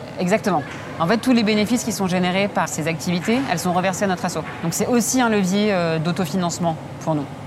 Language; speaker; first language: French; native; French